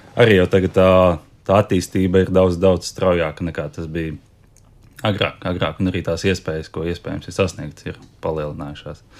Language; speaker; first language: Latvian; native; Latvian